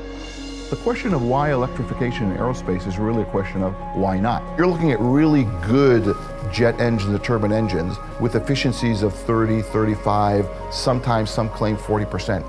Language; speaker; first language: English; native; English